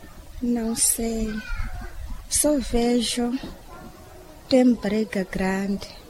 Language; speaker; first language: Portuguese; non-native, local second language; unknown